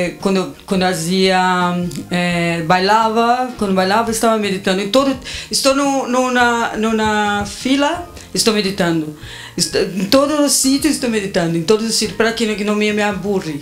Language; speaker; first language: Spanish; non-native, fluent; Portuguese